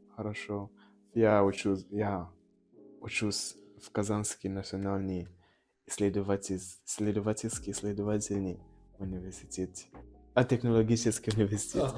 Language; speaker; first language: Russian; non-native, learner; Nyanja